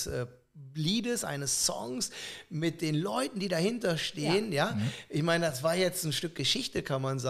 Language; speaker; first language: German; native; German